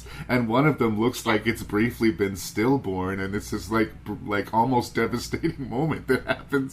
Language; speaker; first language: English; native; English